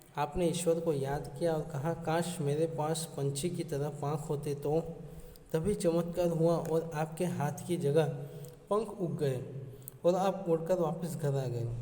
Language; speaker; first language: Hindi; non-native, local second language; Gujarati